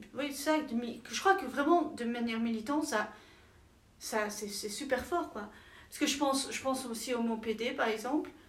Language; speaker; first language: French; native; French